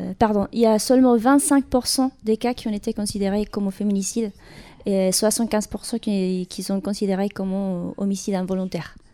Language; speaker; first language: French; non-native, fluent; Spanish